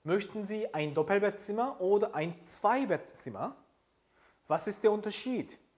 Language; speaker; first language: German; non-native, fluent; Korean